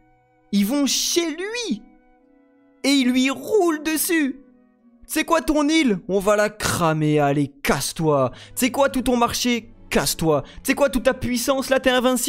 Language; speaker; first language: French; native; French